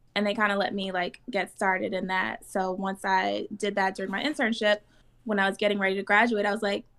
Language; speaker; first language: English; native; English